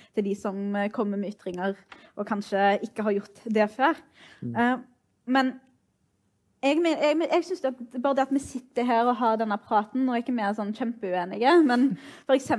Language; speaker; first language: Norwegian; early bilingual, other home language; Arabic